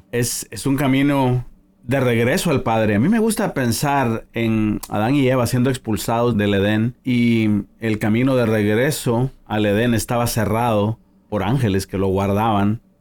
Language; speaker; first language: Spanish; native; Spanish